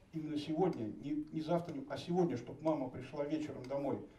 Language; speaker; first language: Russian; native; Russian